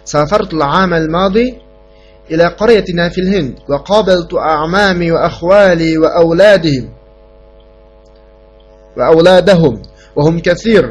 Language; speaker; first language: Arabic; non-native, fluent; Uyghur